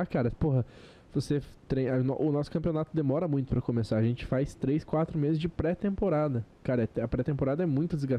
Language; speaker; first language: Portuguese; native; Portuguese